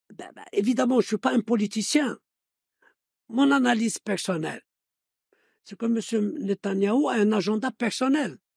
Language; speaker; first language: French; non-native, local second language; Arabic